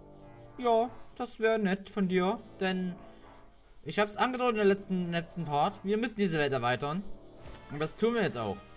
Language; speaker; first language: German; native; German